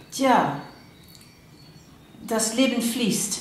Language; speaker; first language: German; non-native, fluent; Dutch